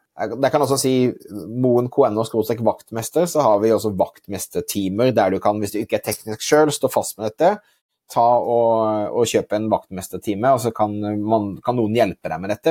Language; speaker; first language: Norwegian; native; Norwegian